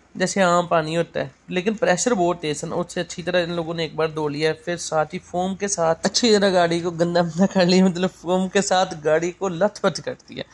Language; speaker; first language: Urdu; non-native, local second language; Punjabi